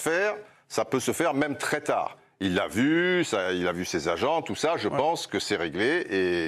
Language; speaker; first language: French; native; French